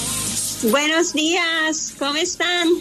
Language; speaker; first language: Spanish; non-native, fluent; Italian